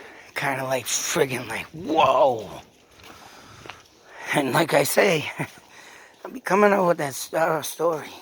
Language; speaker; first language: English; native; English